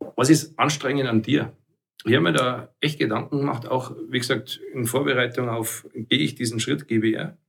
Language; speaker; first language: German; native; German